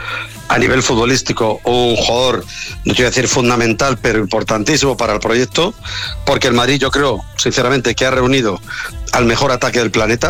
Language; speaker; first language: Spanish; native; Spanish